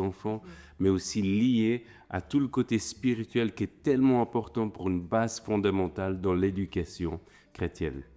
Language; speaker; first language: French; native; French